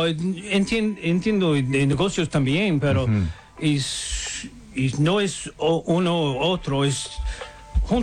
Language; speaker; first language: Spanish; non-native, learner; English